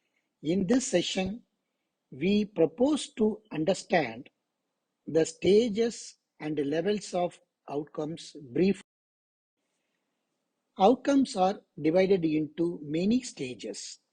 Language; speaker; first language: English; non-native, local second language; Tamil